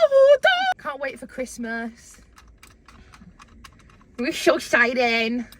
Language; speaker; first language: English; native; English